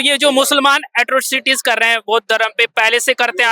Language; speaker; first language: Hindi; native; Hindi